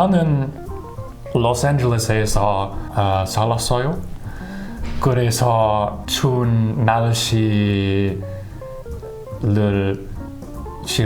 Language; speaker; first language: Korean; non-native, learner; English